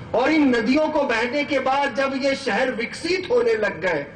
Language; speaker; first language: Hindi; non-native, local second language; Marathi